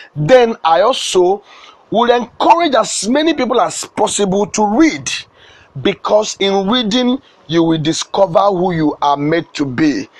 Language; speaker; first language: English; non-native, local second language; Igbo